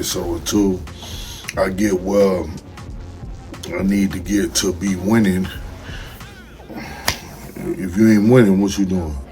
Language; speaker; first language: English; native; English